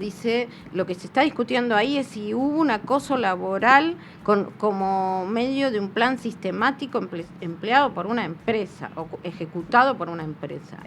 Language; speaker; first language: Spanish; native; Spanish